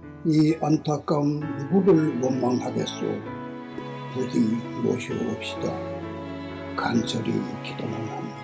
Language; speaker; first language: Korean; native; Korean